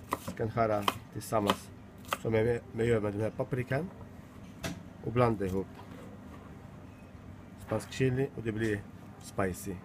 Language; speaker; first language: Swedish; non-native, learner; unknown